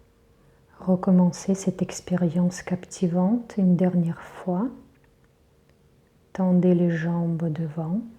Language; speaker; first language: French; native; French